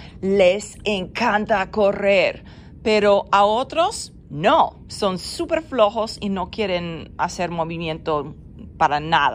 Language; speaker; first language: Spanish; non-native, fluent; English